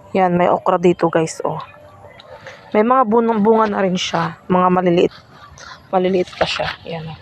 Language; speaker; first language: Filipino; non-native, local second language; Pangasinan